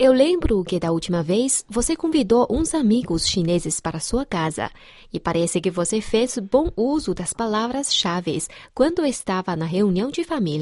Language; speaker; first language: Portuguese; non-native, fluent; Chinese